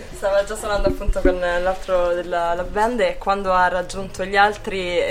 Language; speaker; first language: Italian; native; Italian